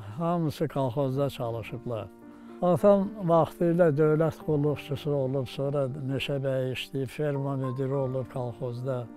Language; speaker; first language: Azerbaijani; non-native, local second language; Avaric